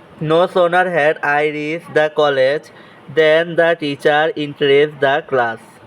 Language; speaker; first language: English; non-native, local second language; Bangla